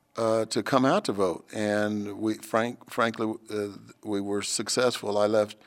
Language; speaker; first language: English; native; English